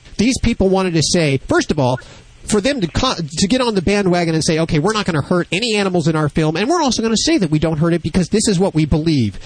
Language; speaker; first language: English; native; English